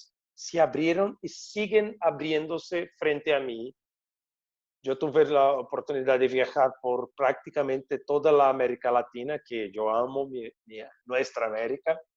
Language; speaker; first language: Spanish; non-native, fluent; Portuguese